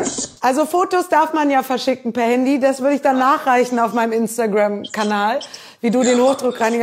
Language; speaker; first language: German; native; German